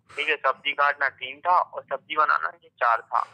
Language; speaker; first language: Hindi; native; Hindi